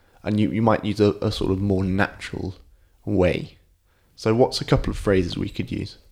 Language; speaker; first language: English; native; English